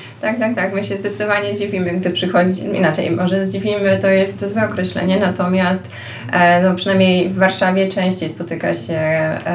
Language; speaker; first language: Polish; native; Polish